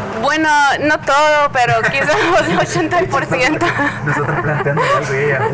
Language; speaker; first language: Spanish; non-native, learner; English